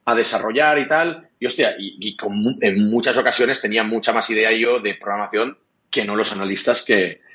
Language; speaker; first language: Spanish; non-native, local second language; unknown